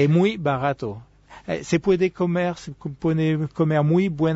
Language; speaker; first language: Spanish; non-native, fluent; French